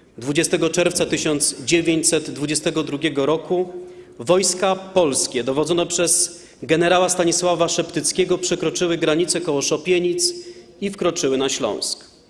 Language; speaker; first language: Polish; native; Polish